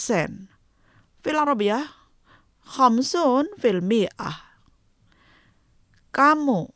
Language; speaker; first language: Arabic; non-native, learner; Indonesian